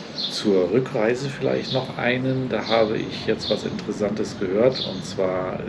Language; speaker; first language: German; native; German